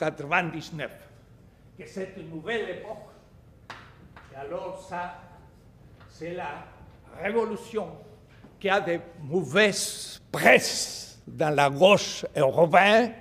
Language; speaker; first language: French; non-native, fluent; Spanish